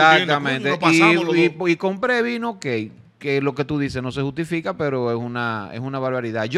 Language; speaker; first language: Spanish; native; Spanish